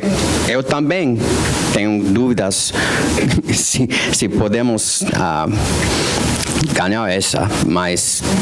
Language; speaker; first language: Portuguese; non-native, fluent; English